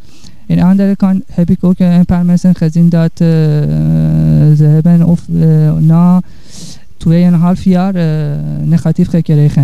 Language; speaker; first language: Dutch; non-native, learner; Persian